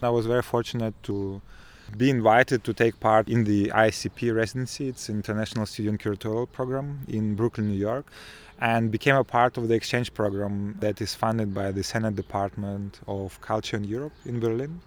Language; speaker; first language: English; non-native, fluent; Ukrainian